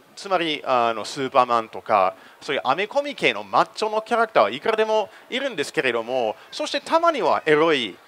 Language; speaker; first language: Japanese; non-native, fluent; English